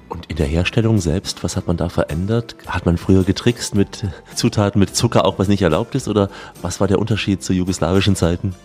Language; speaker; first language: German; native; German